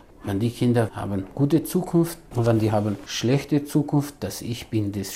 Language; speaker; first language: German; non-native, learner; Kurdish